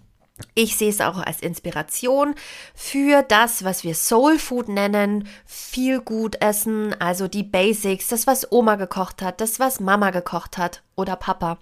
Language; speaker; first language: German; native; German